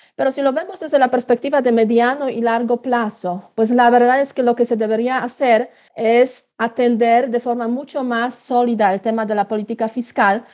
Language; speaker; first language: Spanish; non-native, fluent; Polish